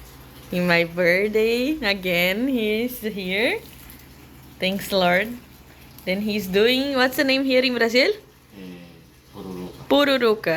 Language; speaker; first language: English; non-native, learner; Portuguese